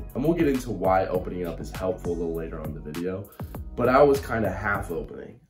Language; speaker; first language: English; native; English